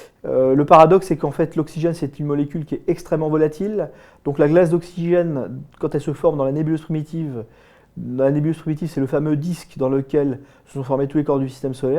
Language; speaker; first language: French; native; French